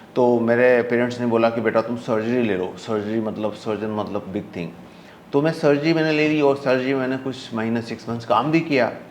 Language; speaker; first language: Hindi; native; Hindi